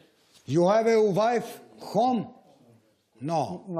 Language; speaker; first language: English; non-native, learner; Serbian